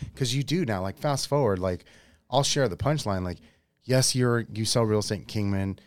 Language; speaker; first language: English; native; English